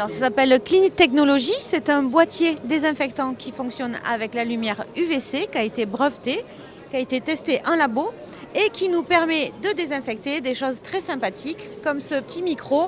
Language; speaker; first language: French; native; French